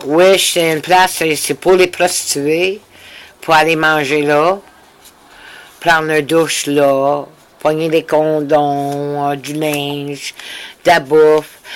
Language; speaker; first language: French; early bilingual, heritage; French